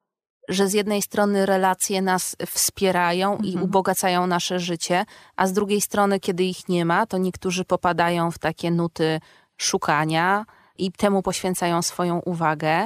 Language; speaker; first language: Polish; native; Polish